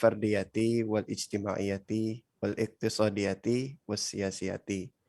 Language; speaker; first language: Arabic; non-native, learner; Indonesian